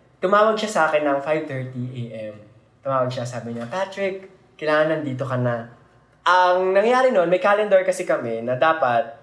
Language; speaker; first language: Filipino; native; Filipino